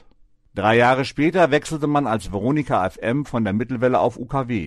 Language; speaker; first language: German; native; German